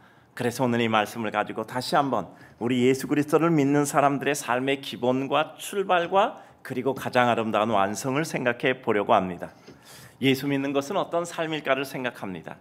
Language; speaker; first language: Korean; native; Korean